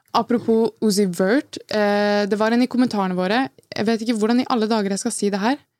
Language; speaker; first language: Norwegian; early bilingual, other home language; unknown